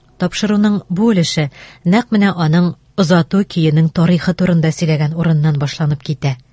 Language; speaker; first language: Tatar; native; Tatar